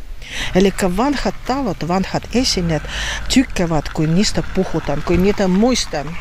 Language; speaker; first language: Finnish; non-native, learner; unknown